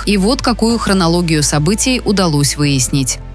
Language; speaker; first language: Russian; native; Russian